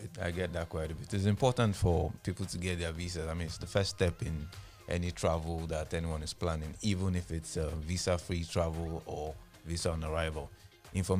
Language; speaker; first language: English; non-native, local second language; Yoruba